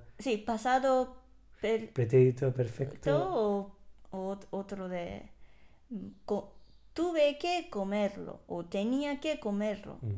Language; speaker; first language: Spanish; non-native, fluent; Japanese